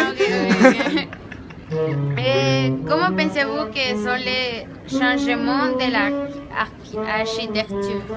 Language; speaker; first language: French; non-native, learner; Spanish